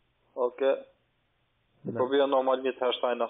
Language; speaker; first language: German; non-native, learner; Italian